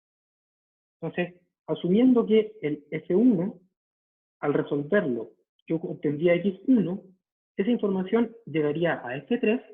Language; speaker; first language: Spanish; native; Spanish